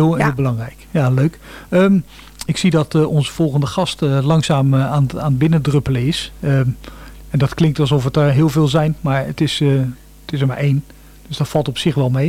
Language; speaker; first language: Dutch; native; Dutch